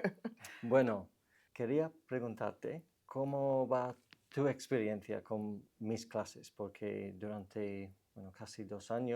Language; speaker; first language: Spanish; non-native, fluent; English